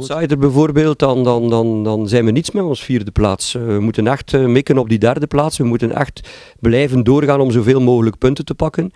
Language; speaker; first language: Dutch; native; Dutch